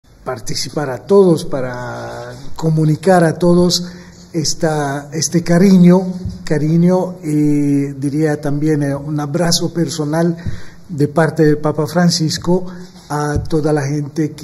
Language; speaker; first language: Spanish; non-native, fluent; Maltese